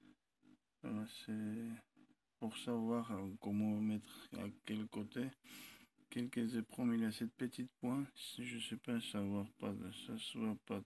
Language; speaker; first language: French; non-native, learner; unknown